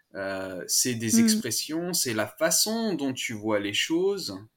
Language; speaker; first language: French; native; French